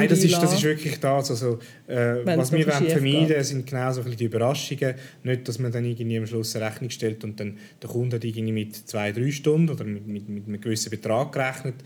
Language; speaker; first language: German; native; German